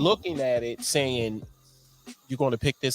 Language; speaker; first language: English; native; English